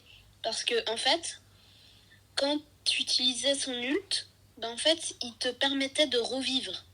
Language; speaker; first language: French; native; French